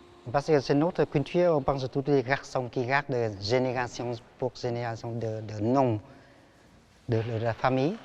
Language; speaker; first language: French; non-native, learner; Vietnamese